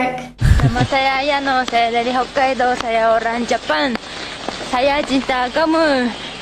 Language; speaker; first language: Indonesian; non-native, learner; Japanese